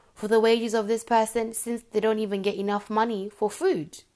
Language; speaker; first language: English; non-native, local second language; Shona